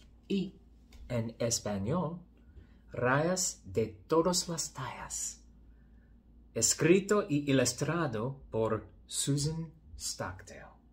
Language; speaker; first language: Spanish; non-native, learner; English